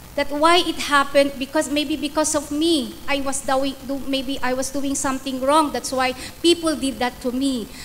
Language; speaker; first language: English; non-native, local second language; Iloko